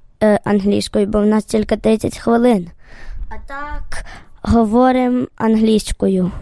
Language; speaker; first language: Ukrainian; native; Ukrainian